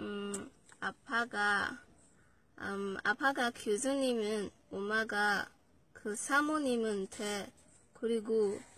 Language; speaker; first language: Korean; non-native, learner; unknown